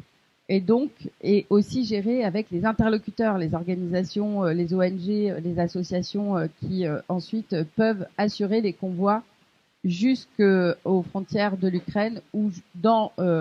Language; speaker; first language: French; native; French